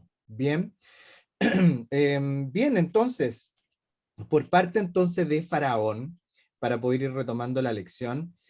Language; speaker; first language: Spanish; native; Spanish